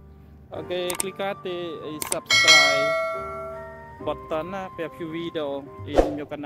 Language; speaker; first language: Italian; non-native, fluent; Khmer